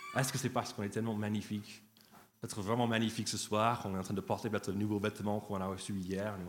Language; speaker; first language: French; non-native, fluent; English